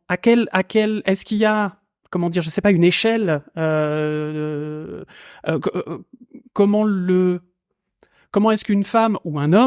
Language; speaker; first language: French; native; French